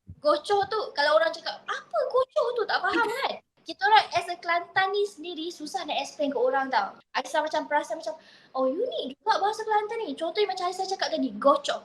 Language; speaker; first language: Malay; native; Malay